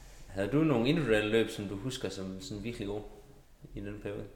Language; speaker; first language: Danish; native; Danish